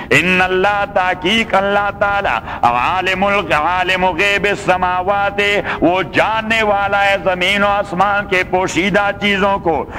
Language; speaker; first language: Urdu; non-native, local second language; Pashto